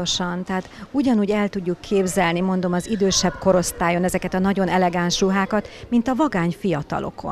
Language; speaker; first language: Hungarian; native; Hungarian